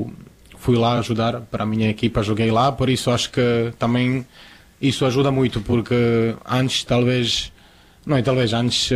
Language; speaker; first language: Portuguese; non-native, fluent; Croatian